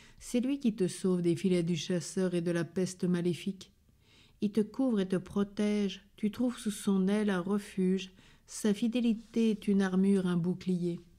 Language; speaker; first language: French; native; French